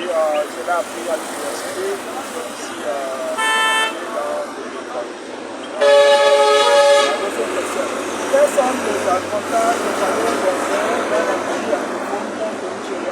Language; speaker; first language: French; non-native, learner; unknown